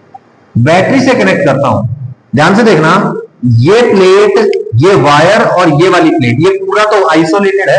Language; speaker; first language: Hindi; native; Hindi